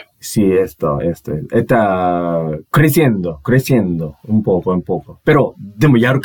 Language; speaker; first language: Spanish; non-native, learner; Japanese